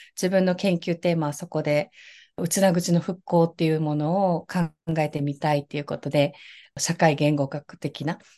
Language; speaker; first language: Japanese; native; Japanese